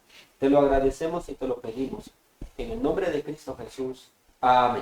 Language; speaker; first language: Spanish; native; Spanish